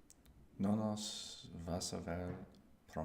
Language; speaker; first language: Spanish; non-native, learner; English